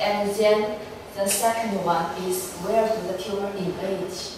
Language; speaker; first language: English; non-native, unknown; Chinese